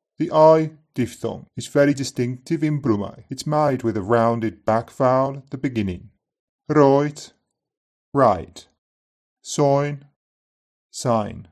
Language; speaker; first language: English; native; English